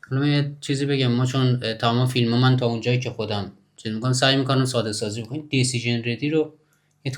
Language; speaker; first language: Persian; native; Persian